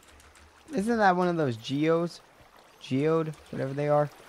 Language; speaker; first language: English; native; English